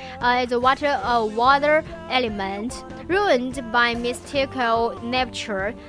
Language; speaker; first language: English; non-native, learner; Chinese